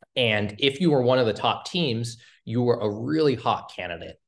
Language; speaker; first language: English; native; English